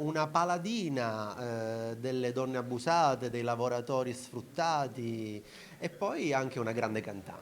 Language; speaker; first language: Italian; native; Italian